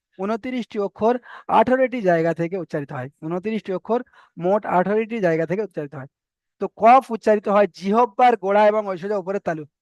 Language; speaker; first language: Bangla; native; Bangla